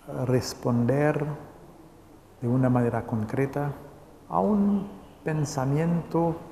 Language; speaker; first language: Spanish; non-native, local second language; Haitian Creole